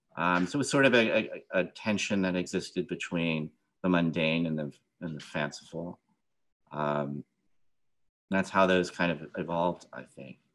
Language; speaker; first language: English; native; English